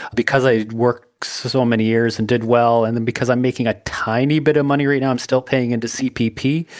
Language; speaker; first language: English; native; English